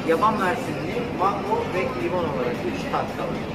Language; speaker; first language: Turkish; native; Turkish